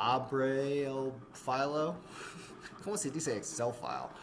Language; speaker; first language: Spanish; non-native, learner; English